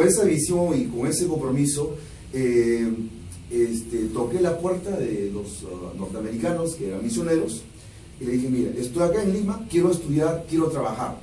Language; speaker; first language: Spanish; non-native, local second language; Shipibo-Conibo